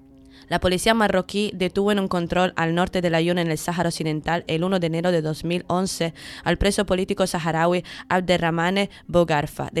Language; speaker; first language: Spanish; native; Spanish